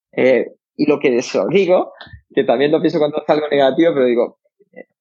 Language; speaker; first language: Spanish; native; Spanish